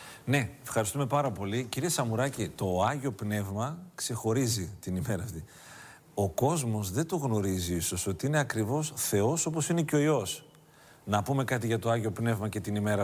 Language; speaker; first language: Greek; native; Greek